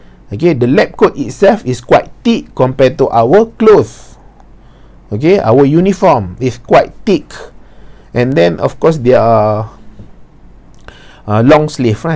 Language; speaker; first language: English; non-native, local second language; Malay